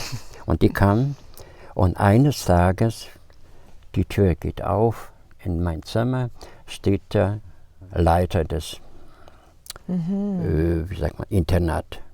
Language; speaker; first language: German; non-native, fluent; Polish